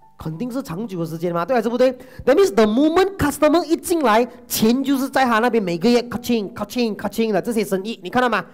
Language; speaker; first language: Chinese; non-native, local second language; Tamil